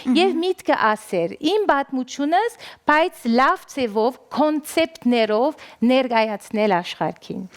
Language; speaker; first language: Armenian; early bilingual, heritage; Armenian